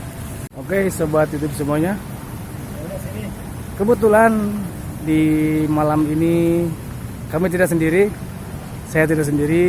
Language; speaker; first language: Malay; non-native, local second language; Sundanese